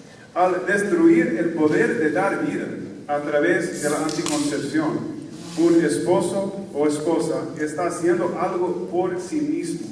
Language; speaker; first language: Spanish; non-native, fluent; English